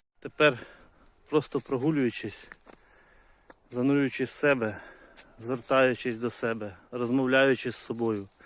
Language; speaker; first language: Ukrainian; native; Ukrainian